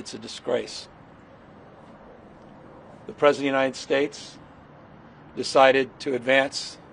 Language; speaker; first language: English; native; English